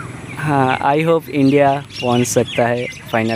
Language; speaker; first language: Hindi; non-native, local second language; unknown